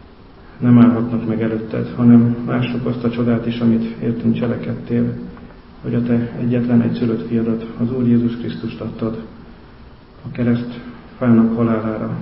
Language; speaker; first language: Hungarian; native; Hungarian